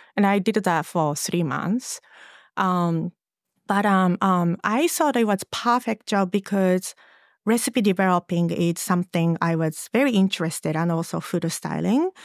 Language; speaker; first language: English; non-native, fluent; Japanese